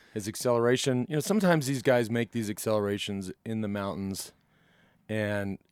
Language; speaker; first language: English; native; English